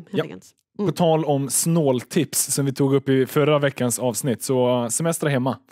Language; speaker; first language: Swedish; native; Swedish